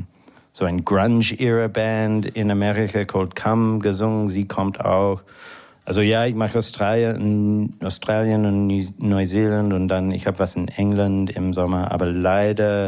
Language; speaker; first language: German; non-native, fluent; English